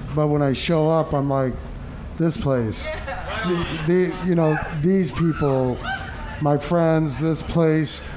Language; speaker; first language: English; native; English